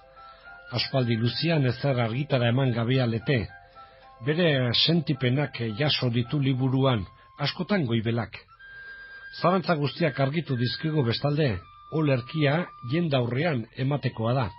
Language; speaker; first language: Basque; native; Basque